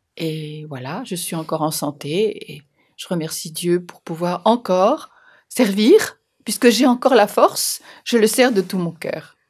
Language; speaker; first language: French; native; French